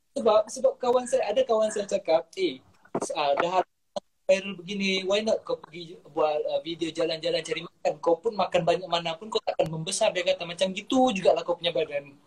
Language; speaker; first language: Malay; native; Malay